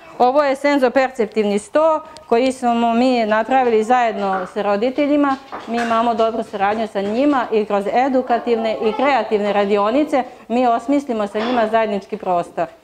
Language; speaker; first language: Serbian; native; Serbian